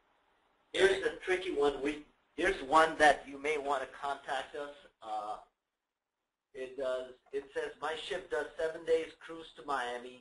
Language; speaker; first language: English; native; English